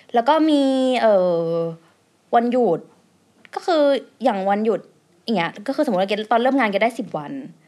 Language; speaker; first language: Thai; native; Thai